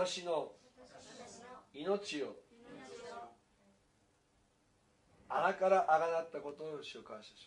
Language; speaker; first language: Japanese; non-native, fluent; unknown